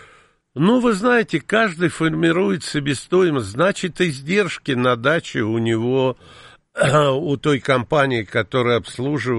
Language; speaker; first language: Russian; native; Russian